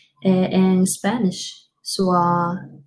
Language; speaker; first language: Portuguese; non-native, learner; Korean